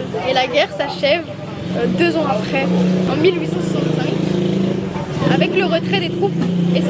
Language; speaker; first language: French; native; French